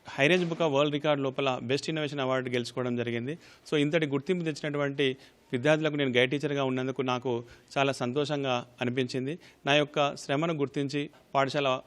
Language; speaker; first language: Telugu; native; Telugu